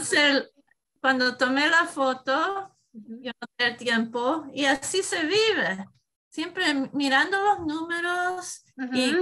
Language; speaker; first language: Spanish; non-native, learner; English